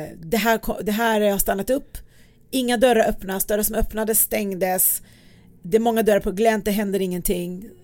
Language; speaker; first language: Swedish; early bilingual, other home language; Persian